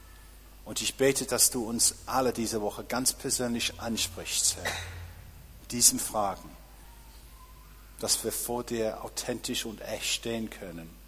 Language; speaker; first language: German; non-native, fluent; English